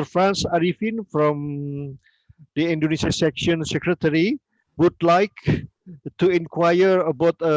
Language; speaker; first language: English; non-native, learner; Indonesian